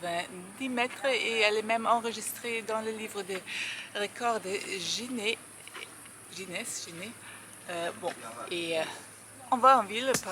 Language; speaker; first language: French; non-native, fluent; German